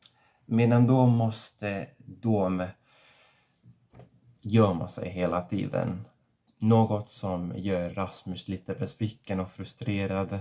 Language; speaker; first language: Swedish; non-native, fluent; Catalan